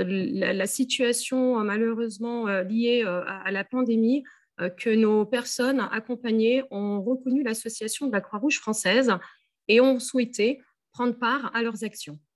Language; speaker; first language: French; native; French